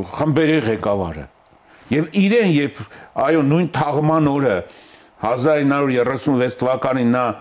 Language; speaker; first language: Armenian; native; Armenian